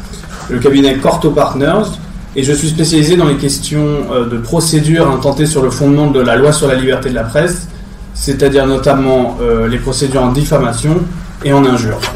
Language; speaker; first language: French; native; French